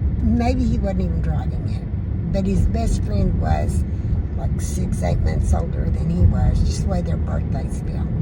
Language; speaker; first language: English; native; English